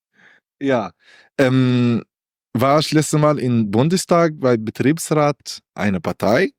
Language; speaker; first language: German; non-native, learner; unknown